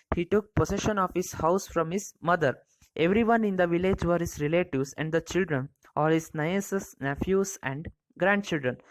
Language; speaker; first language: English; non-native, local second language; Kannada